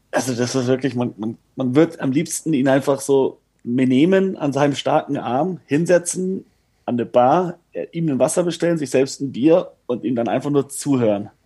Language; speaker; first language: German; native; German